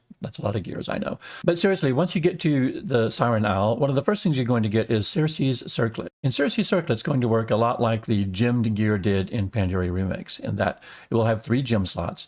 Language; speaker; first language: English; native; English